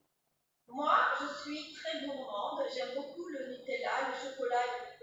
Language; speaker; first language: French; native; French